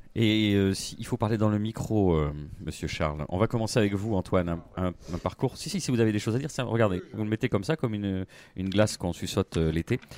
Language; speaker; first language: French; native; French